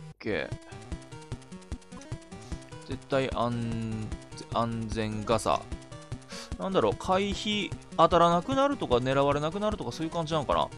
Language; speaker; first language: Japanese; native; Japanese